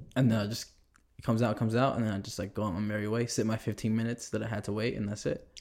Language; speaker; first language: English; native; English